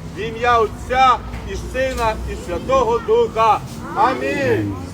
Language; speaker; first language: Ukrainian; native; Ukrainian